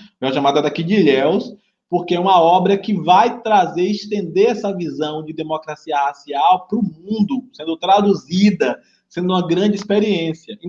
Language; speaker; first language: Portuguese; native; Portuguese